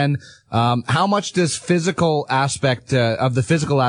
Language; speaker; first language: English; native; English